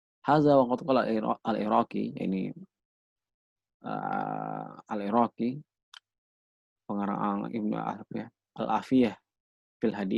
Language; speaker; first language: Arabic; non-native, fluent; Indonesian